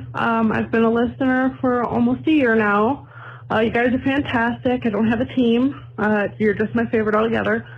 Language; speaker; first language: English; native; English